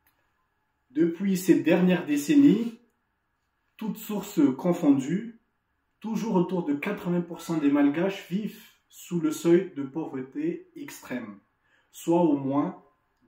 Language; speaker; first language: French; non-native, local second language; Malagasy